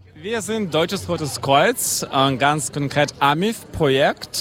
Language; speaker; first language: German; non-native, fluent; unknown